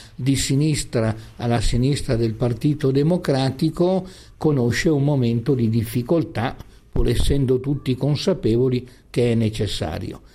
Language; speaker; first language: Italian; native; Italian